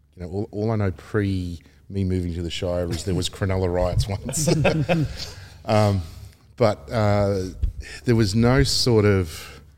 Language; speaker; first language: English; native; English